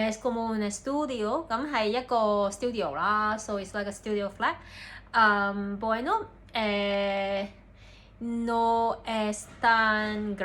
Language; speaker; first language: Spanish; non-native, learner; Cantonese